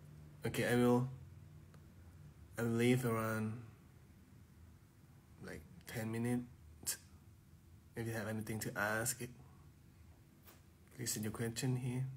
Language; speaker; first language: English; non-native, fluent; Thai